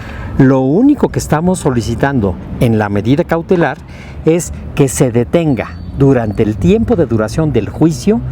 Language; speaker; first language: Spanish; native; Spanish